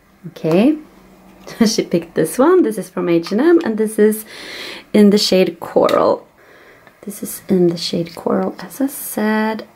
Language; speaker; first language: English; non-native, fluent; Swedish